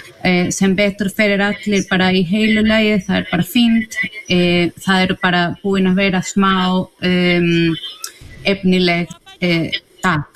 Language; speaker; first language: Icelandic; non-native, fluent; Spanish